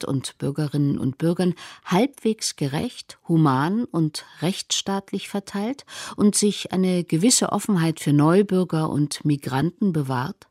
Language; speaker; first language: German; native; German